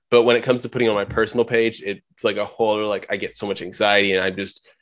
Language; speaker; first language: English; native; English